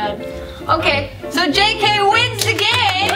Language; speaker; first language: English; native; English